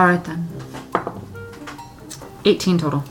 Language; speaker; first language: English; native; English